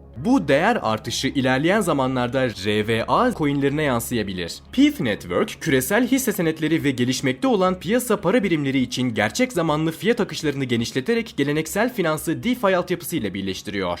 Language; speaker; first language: Turkish; native; Turkish